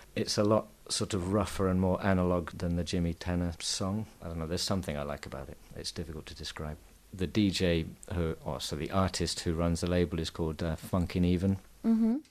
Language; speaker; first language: English; native; English